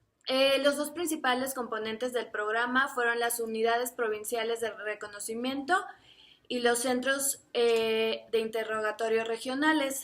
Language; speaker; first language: Spanish; native; Spanish